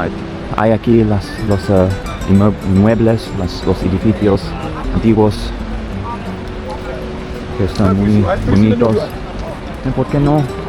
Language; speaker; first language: Spanish; non-native, learner; English